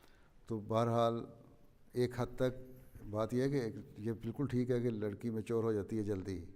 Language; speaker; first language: Urdu; native; Urdu